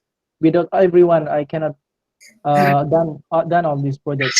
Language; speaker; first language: English; non-native, local second language; Malay